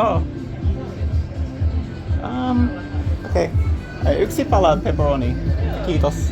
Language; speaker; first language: Finnish; non-native, learner; English